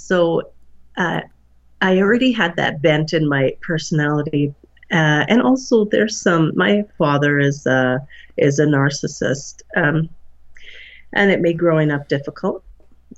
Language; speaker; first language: English; native; English